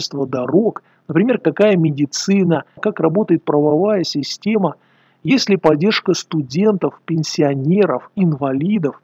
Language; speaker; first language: Russian; native; Russian